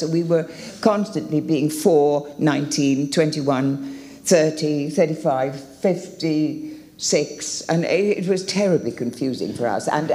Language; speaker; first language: English; native; English